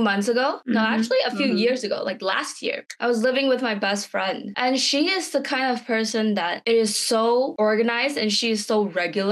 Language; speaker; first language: English; non-native, local second language; Chinese